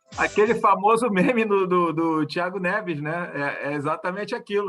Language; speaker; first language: Portuguese; native; Portuguese